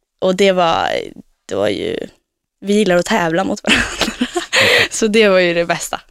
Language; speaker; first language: Swedish; native; Swedish